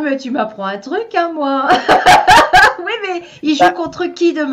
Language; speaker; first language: French; native; French